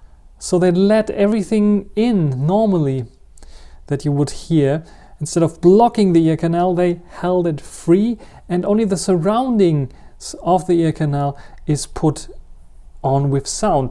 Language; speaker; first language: English; non-native, fluent; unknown